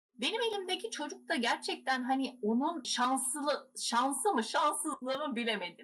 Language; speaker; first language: Turkish; early bilingual, heritage; Turkish